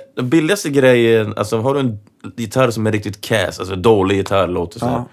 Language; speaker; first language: Swedish; native; Swedish